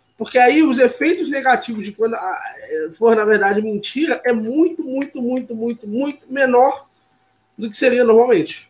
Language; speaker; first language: Portuguese; native; Portuguese